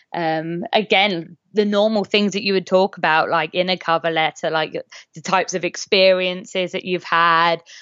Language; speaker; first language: English; native; English